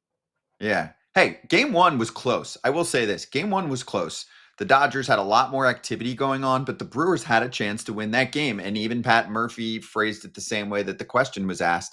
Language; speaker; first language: English; native; English